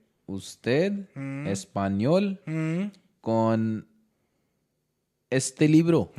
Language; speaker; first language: Spanish; non-native, learner; Hindi